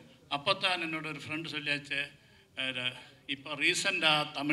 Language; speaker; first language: Tamil; non-native, learner; Malayalam